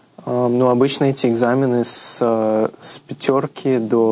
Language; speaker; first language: Russian; early bilingual, heritage; Russian